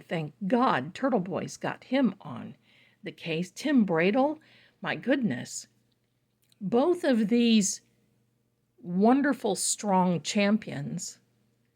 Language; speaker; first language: English; native; English